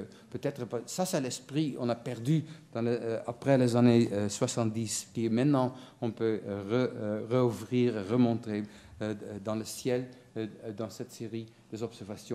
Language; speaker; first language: French; non-native, fluent; Dutch